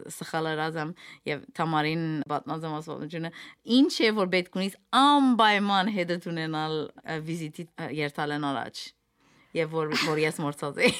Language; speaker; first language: Armenian; early bilingual, heritage; Armenian